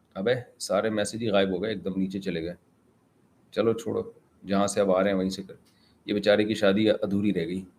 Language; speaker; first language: Urdu; native; Urdu